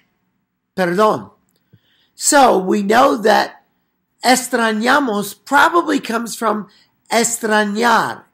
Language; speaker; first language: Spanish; non-native, fluent; English